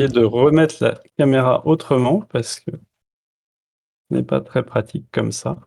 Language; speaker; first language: French; native; French